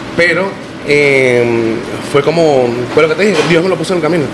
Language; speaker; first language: Spanish; native; Spanish